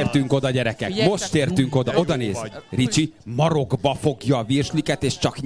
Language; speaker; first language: Hungarian; native; Hungarian